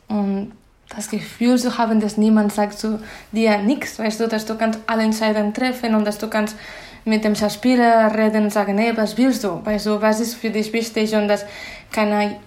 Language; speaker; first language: German; non-native, fluent; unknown